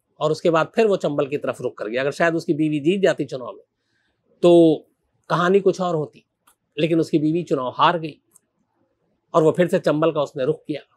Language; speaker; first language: Hindi; native; Hindi